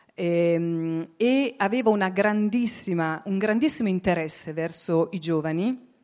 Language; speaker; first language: Italian; native; Italian